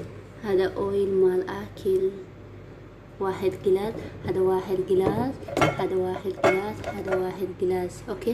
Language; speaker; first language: Arabic; non-native, learner; Oromo